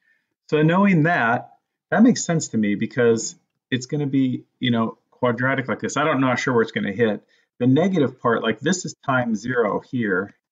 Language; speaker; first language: English; native; English